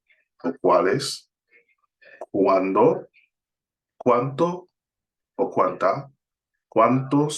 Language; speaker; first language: Spanish; non-native, fluent; English